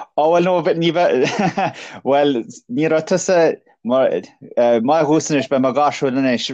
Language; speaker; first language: Irish; native; Irish